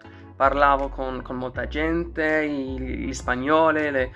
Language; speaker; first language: Italian; non-native, learner; English